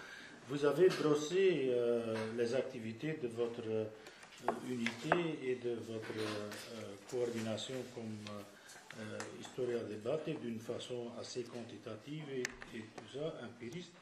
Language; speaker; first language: French; non-native, fluent; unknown